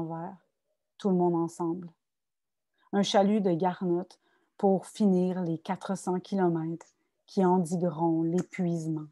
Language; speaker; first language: French; native; French